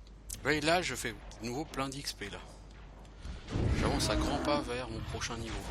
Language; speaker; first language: French; native; French